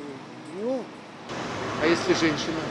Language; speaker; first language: Russian; non-native, local second language; Romanian